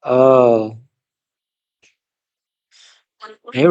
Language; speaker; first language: English; non-native, fluent; Chinese